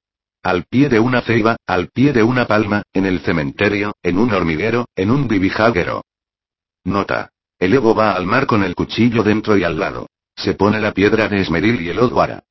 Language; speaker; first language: Spanish; native; Spanish